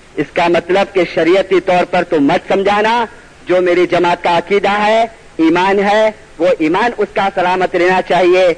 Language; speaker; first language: Urdu; non-native, local second language; Gujarati